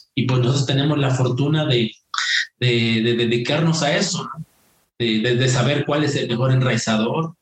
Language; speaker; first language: Spanish; native; Spanish